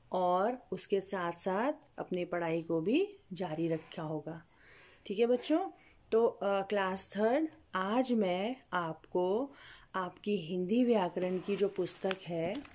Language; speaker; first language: Hindi; native; Hindi